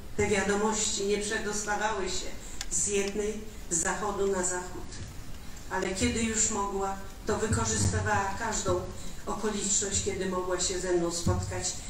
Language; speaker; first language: Polish; early bilingual, other home language; Russian